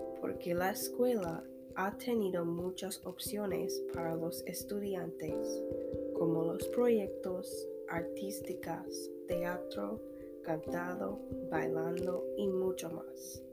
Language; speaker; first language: Spanish; non-native, learner; English